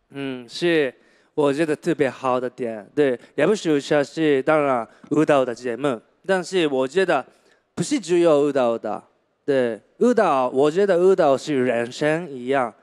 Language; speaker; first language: Chinese; non-native, learner; Japanese